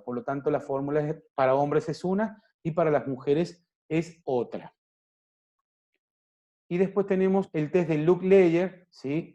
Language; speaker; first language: Spanish; native; Spanish